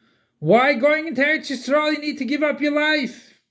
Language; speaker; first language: English; native; English